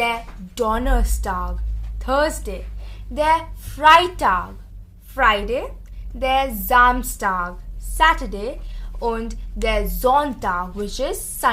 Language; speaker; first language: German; non-native, learner; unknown